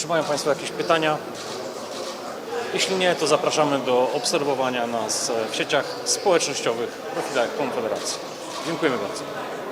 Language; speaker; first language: Polish; native; Polish